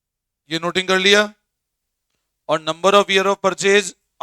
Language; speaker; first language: Hindi; native; Hindi